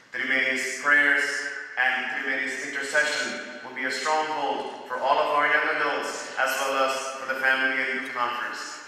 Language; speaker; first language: English; native; English